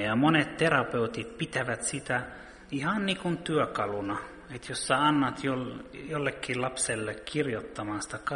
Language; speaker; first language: Finnish; early bilingual, heritage; Finnish